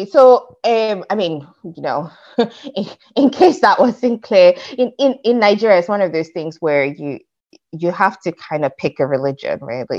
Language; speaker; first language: English; non-native, local second language; Yoruba